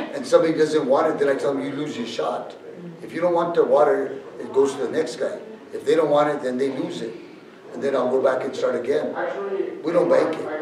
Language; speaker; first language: English; native; English